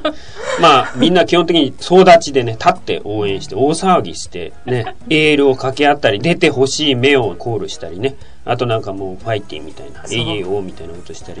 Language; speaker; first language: Japanese; native; Japanese